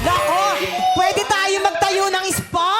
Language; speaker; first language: Filipino; native; Filipino